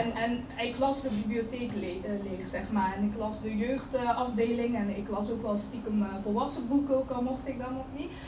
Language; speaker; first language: Dutch; early bilingual, other home language; Kinyarwanda